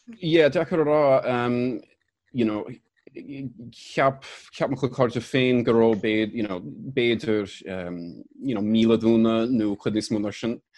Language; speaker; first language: Irish; non-native, learner; English